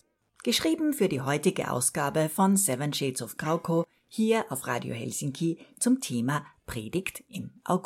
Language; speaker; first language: German; native; German